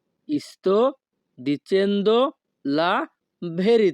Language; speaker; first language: Italian; non-native, fluent; Bangla